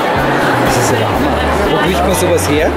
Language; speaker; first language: German; native; German